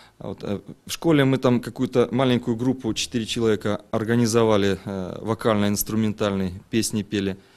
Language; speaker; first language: Russian; native; Russian